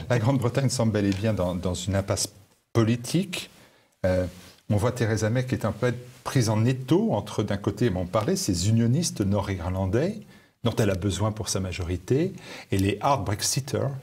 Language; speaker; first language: French; native; French